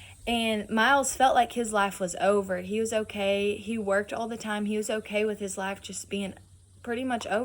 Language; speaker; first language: English; native; English